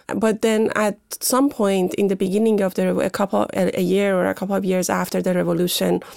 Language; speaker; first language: English; non-native, fluent; Persian